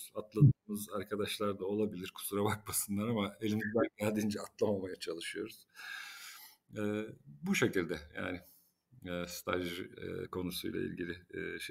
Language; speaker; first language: Turkish; native; Turkish